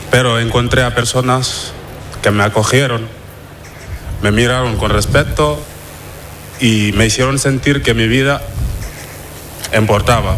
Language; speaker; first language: Spanish; non-native, fluent; Wolof